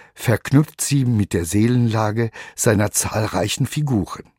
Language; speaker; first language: German; native; German